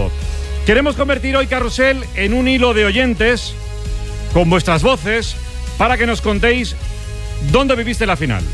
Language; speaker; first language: Spanish; native; Spanish